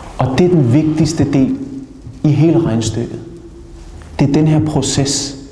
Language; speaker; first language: Danish; early bilingual, other home language; Urdu